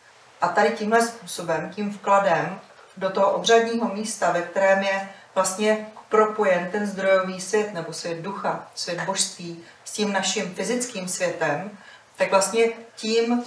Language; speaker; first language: Czech; native; Czech